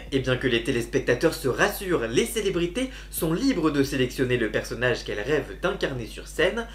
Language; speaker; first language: French; native; French